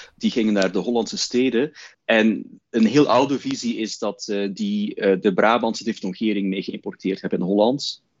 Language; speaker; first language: Dutch; native; Dutch